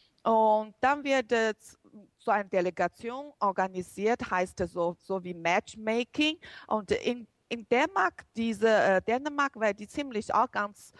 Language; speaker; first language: German; non-native, learner; Chinese